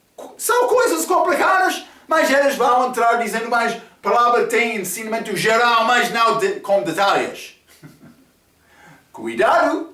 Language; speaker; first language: Portuguese; non-native, fluent; English